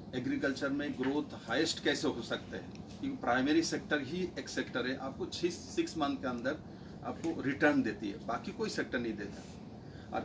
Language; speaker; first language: Hindi; non-native, local second language; Bangla